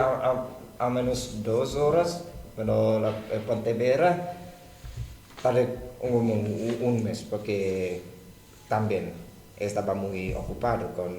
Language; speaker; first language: Spanish; non-native, learner; Thai